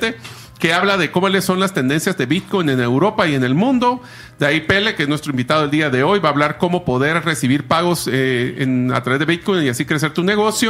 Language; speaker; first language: Spanish; native; Spanish